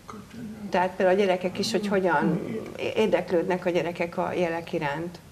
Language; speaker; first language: Hungarian; non-native, local second language; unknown